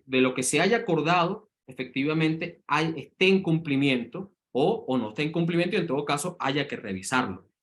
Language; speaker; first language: Spanish; native; Spanish